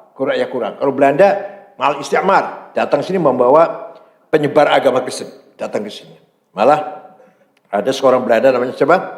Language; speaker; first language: Malay; non-native, local second language; Javanese